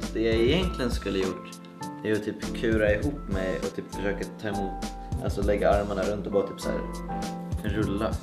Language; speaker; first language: Swedish; native; Swedish